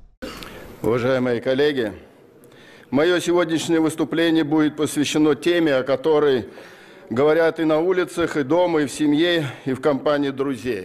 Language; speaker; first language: Russian; native; Russian